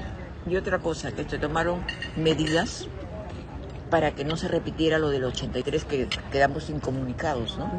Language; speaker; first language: Spanish; native; Spanish